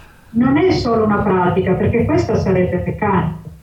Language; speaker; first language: Italian; native; Italian